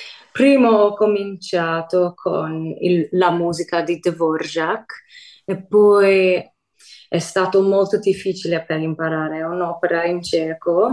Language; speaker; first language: Italian; early bilingual, heritage; English